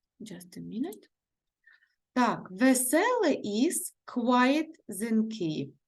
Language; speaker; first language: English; non-native, learner; Ukrainian